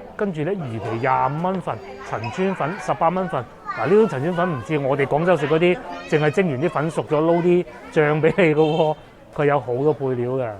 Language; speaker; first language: Cantonese; native; Cantonese